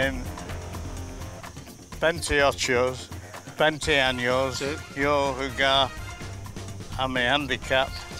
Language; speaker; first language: Spanish; non-native, learner; English